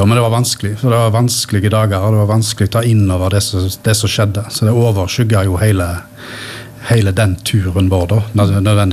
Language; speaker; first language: Norwegian; native; Norwegian